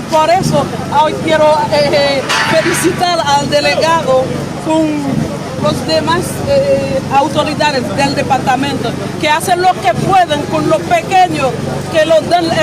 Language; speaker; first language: Spanish; non-native, local second language; Haitian Creole